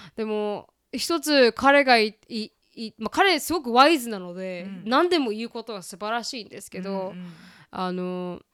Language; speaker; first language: Japanese; native; Japanese